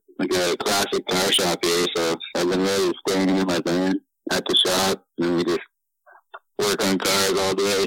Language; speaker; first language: English; native; English